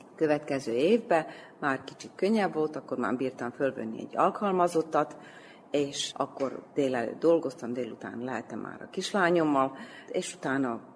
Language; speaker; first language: Hungarian; native; Hungarian